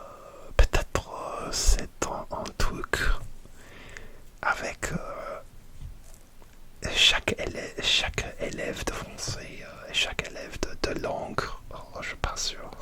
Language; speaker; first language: French; non-native, learner; English